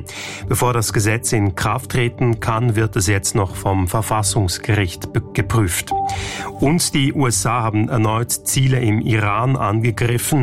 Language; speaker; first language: German; native; German